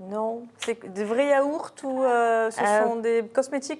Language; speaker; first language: French; native; French